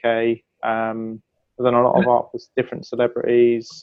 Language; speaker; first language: English; native; English